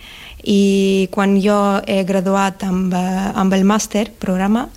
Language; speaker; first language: Catalan; non-native, learner; Russian